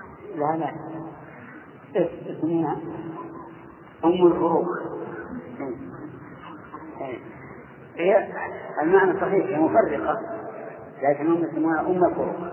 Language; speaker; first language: Arabic; native; Arabic